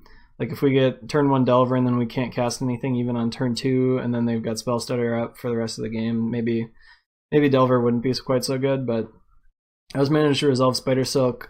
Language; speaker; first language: English; native; English